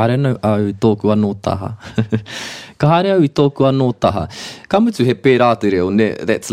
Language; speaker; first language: Māori; non-native, local second language; English